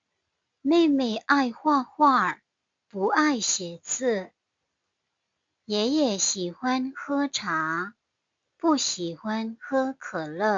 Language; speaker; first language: Chinese; non-native, fluent; Burmese